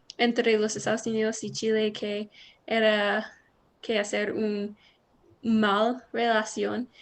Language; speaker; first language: Spanish; non-native, learner; English